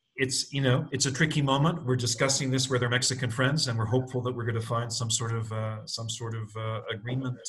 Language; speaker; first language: English; native; English